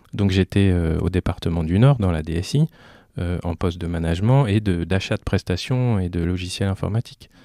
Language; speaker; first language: French; native; French